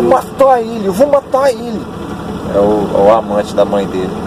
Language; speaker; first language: Portuguese; native; Portuguese